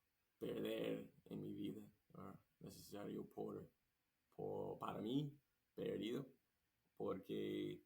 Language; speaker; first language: Spanish; non-native, learner; English